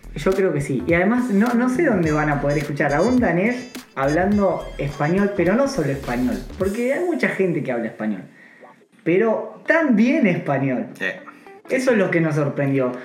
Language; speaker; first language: Spanish; native; Spanish